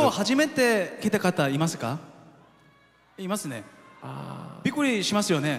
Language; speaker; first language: Japanese; non-native, fluent; Korean